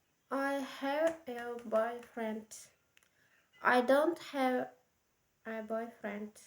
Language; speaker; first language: English; non-native, learner; Uzbek